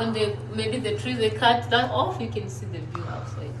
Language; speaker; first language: English; non-native, local second language; Swahili